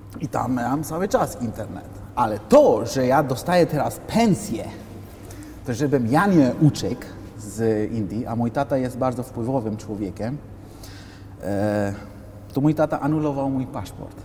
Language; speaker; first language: Polish; non-native, fluent; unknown